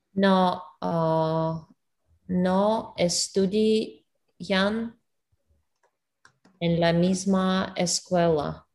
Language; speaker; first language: Spanish; non-native, learner; English